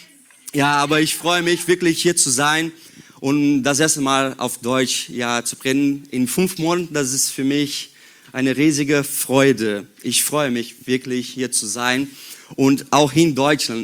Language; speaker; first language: German; non-native, learner; Portuguese